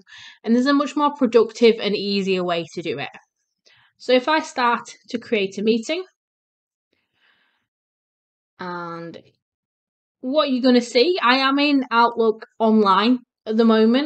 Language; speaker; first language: English; native; English